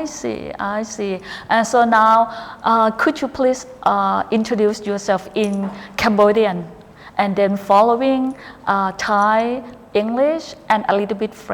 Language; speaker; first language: English; non-native, fluent; Thai